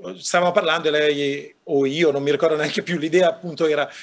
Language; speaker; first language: Italian; native; Italian